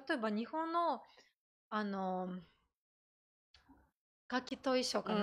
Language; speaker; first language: Japanese; non-native, fluent; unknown